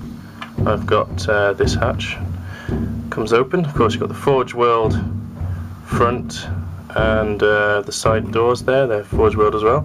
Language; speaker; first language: English; native; English